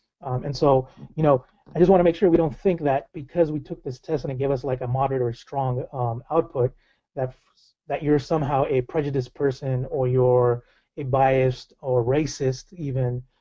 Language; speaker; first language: English; native; English